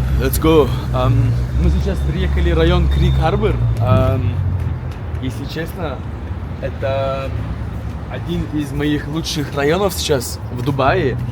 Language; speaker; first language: Russian; non-native, fluent; Turkish